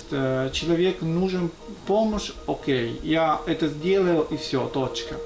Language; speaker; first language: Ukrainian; non-native, learner; Italian